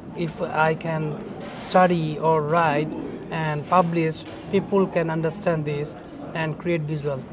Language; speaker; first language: English; non-native, local second language; Bangla